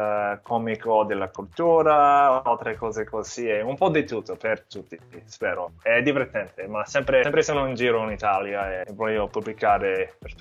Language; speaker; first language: Italian; non-native, fluent; English